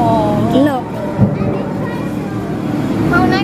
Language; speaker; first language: Indonesian; native; Indonesian